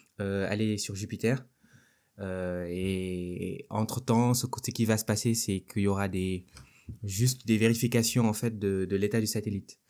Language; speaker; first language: French; non-native, local second language; Wolof